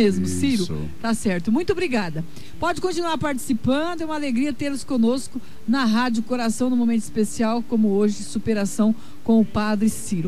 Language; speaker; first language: Portuguese; native; Portuguese